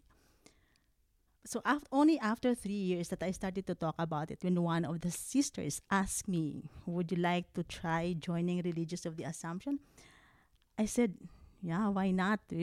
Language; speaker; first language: English; non-native, local second language; Hiligaynon